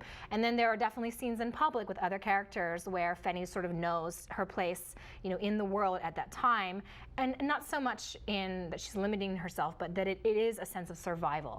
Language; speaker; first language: English; early bilingual, other home language; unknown